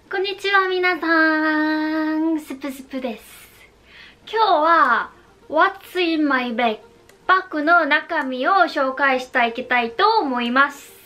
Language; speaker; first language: Japanese; non-native, learner; Korean